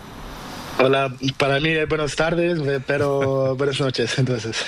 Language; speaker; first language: Spanish; non-native, learner; Portuguese